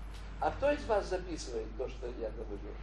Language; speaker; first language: Polish; non-native, learner; Russian